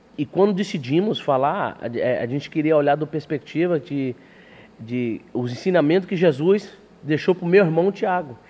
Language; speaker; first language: Portuguese; early bilingual, heritage; English